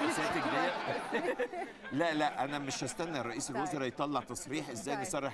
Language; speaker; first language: Arabic; native; Arabic